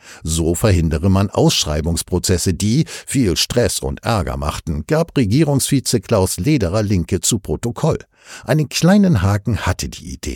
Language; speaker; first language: German; native; German